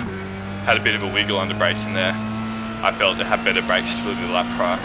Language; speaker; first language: English; native; English